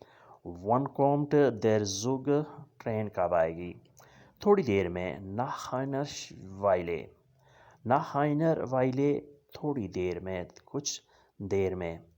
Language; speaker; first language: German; non-native, fluent; Urdu